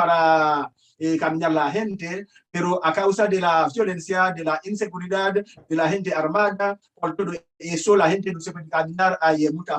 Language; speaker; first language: Spanish; non-native, learner; Haitian Creole